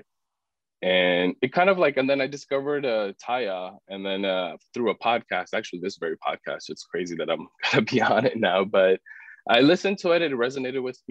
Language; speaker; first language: English; early bilingual, other home language; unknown